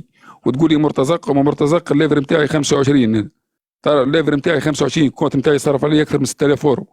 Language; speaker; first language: Arabic; native; Arabic